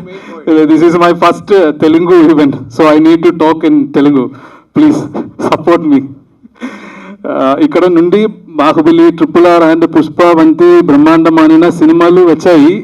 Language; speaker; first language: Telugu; non-native, learner; Malayalam